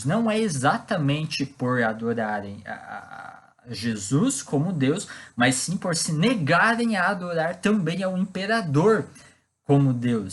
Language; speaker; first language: Portuguese; native; Portuguese